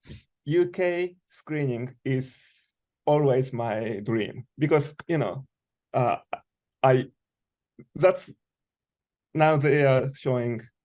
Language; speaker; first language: English; non-native, learner; Japanese